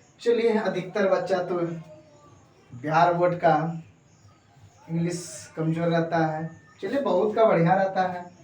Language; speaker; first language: Hindi; native; Hindi